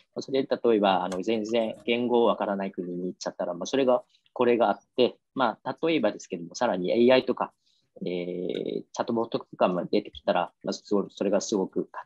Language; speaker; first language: Japanese; non-native, fluent; Vietnamese